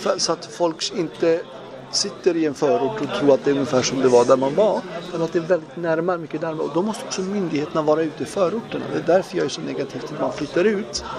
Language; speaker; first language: Swedish; early bilingual, other home language; Turoyo